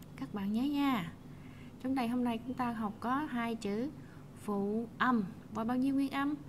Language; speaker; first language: Vietnamese; native; Vietnamese